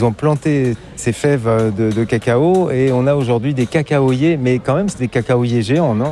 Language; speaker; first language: French; native; French